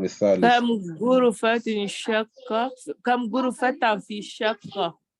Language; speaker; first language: Arabic; non-native, learner; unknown